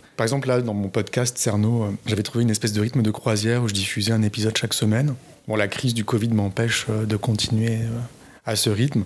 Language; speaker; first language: French; native; French